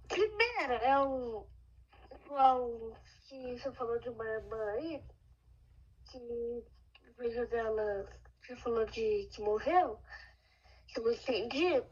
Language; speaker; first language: Portuguese; early bilingual, heritage; Portuguese